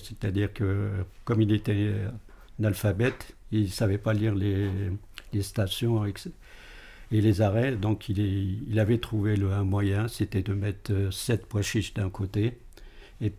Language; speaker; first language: French; early bilingual, other home language; Arabic